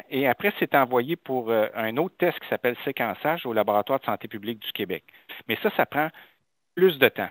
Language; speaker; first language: French; native; French